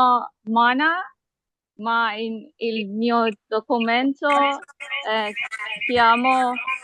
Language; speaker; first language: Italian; non-native, learner; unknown